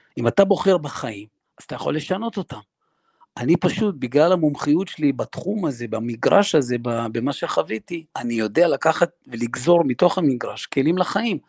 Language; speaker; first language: Hebrew; early bilingual, other home language; Russian